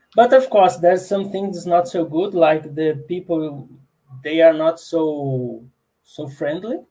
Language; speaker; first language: English; non-native, learner; Portuguese